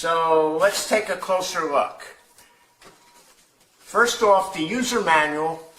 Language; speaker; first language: English; native; English